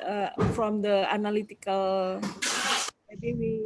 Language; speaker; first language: English; non-native, fluent; Indonesian